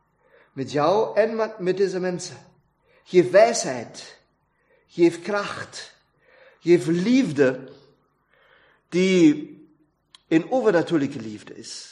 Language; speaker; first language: Dutch; non-native, fluent; German